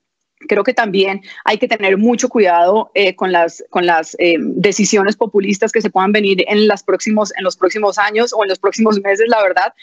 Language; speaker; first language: Spanish; native; Spanish